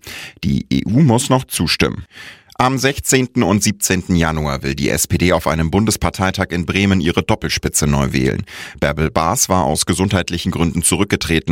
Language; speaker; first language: German; native; German